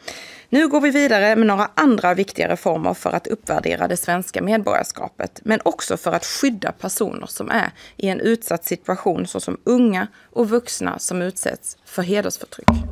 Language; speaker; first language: Swedish; native; Swedish